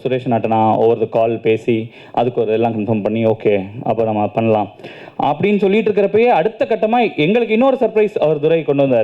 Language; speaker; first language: Tamil; native; Tamil